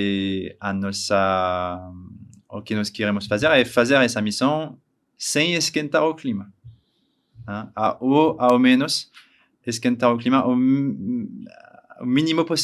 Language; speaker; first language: Portuguese; non-native, learner; French